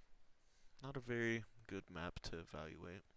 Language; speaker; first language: English; native; English